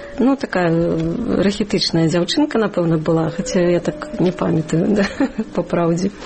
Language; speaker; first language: Belarusian; non-native, local second language; Russian